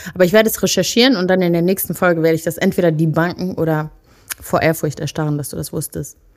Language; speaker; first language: German; early bilingual, other home language; Kinyarwanda